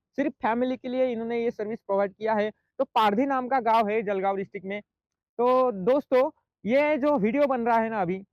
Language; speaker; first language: Hindi; non-native, local second language; Marathi